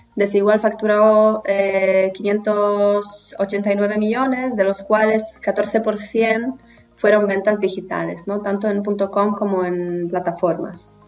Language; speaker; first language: Spanish; non-native, fluent; Polish